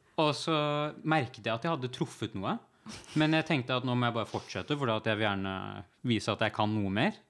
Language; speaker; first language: Norwegian; native; Norwegian